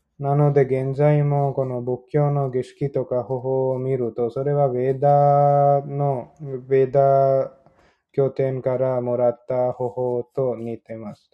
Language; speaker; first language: Japanese; non-native, learner; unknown